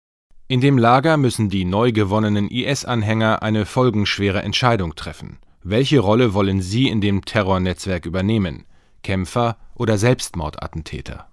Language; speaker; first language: German; native; German